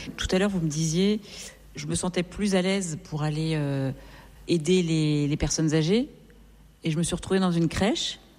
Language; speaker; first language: French; native; French